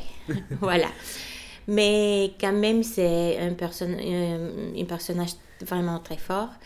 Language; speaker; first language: French; non-native, fluent; Bulgarian